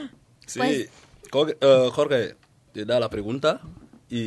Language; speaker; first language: Spanish; non-native, learner; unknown